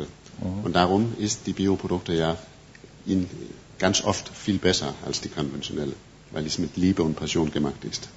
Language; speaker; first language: German; non-native, fluent; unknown